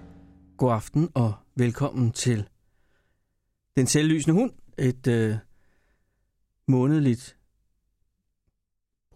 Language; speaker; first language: Danish; native; Danish